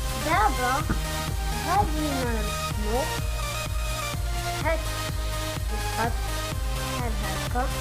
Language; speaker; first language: Arabic; native; Arabic